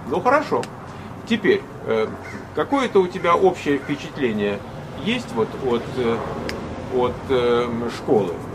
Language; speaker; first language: Russian; native; Russian